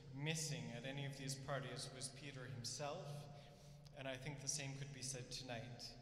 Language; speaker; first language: English; native; English